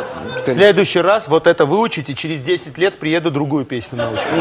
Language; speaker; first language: Russian; non-native, local second language; Armenian